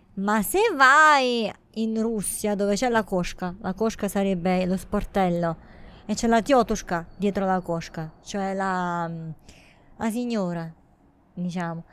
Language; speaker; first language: Italian; native; Italian